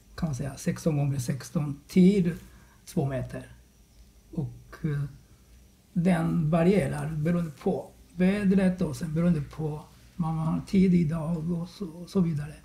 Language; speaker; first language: Swedish; non-native, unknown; Japanese